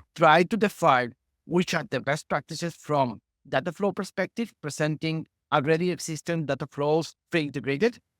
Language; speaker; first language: English; non-native, fluent; Spanish